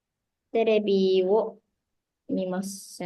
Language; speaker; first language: Japanese; non-native, learner; Indonesian